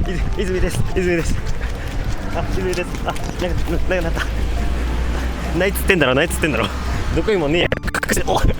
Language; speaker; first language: Japanese; native; Japanese